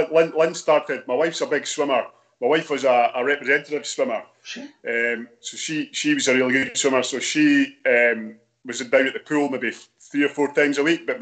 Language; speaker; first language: English; native; English